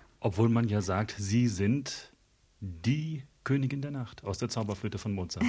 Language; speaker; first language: German; native; German